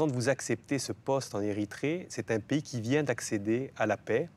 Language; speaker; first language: French; native; French